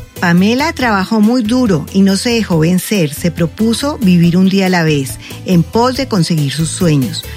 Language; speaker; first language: Spanish; native; Spanish